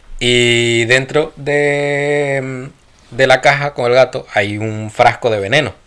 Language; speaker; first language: Spanish; native; Spanish